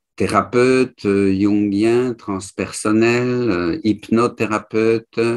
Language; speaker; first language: French; native; French